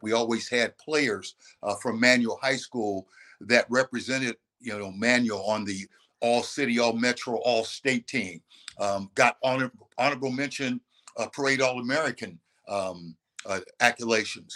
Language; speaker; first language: English; native; English